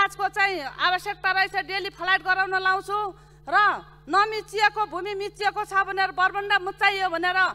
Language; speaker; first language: Nepali; native; Nepali